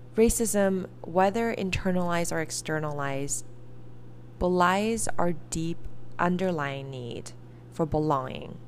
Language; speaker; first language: English; early bilingual, other home language; Chinese